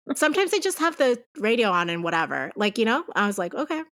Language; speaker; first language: English; non-native, fluent; Spanish